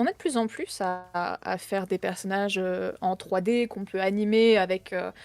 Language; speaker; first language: French; native; French